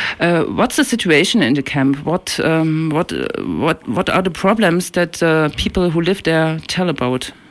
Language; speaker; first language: English; non-native, learner; German